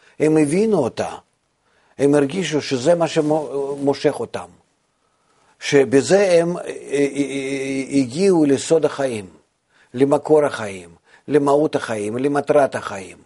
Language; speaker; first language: Hebrew; non-native, fluent; Russian